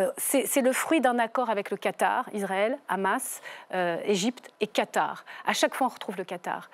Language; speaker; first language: French; native; French